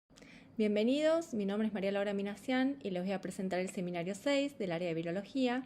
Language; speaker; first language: Spanish; native; Spanish